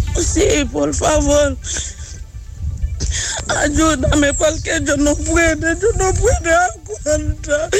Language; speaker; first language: Spanish; non-native, learner; Haitian Creole